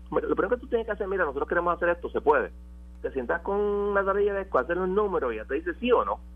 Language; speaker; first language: Spanish; native; Spanish